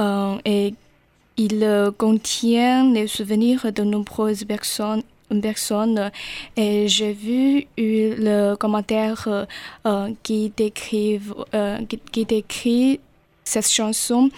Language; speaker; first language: French; non-native, learner; Chinese